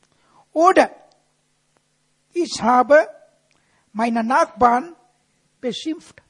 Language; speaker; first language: German; non-native, fluent; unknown